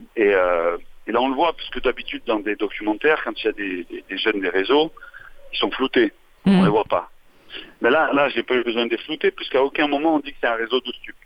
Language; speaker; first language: French; native; French